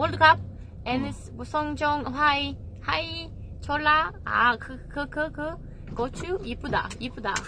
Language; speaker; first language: Korean; non-native, learner; Swedish